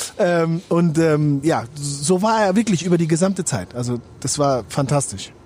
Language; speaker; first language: German; native; German